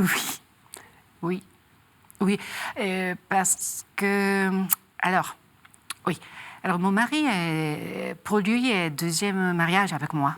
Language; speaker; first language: French; non-native, learner; Japanese